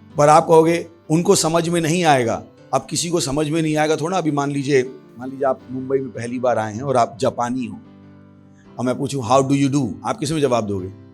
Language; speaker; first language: Hindi; native; Hindi